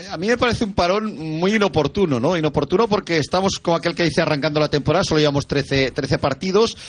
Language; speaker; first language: Spanish; native; Spanish